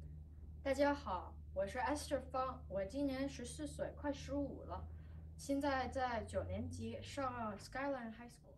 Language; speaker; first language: Chinese; early bilingual, heritage; Chinese